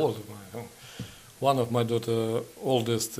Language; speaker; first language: English; non-native, learner; Ukrainian